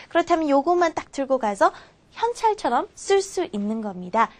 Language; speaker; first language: Korean; native; Korean